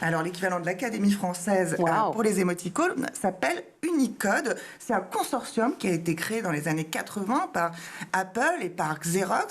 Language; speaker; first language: French; native; French